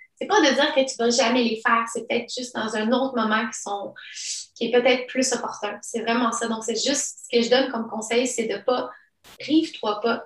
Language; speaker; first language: French; early bilingual, other home language; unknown